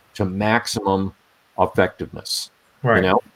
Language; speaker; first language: English; native; English